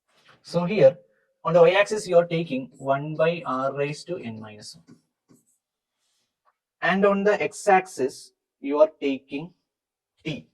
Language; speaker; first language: English; non-native, local second language; Malayalam